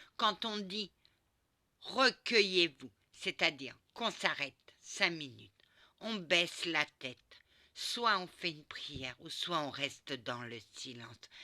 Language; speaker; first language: French; early bilingual, other home language; Portuguese